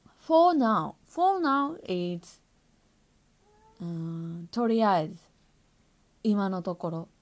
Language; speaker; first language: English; non-native, learner; Japanese